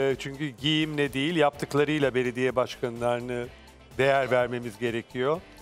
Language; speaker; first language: Turkish; native; Turkish